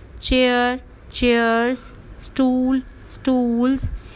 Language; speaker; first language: English; non-native, local second language; Urdu